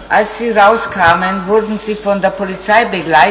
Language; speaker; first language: German; non-native, fluent; Italian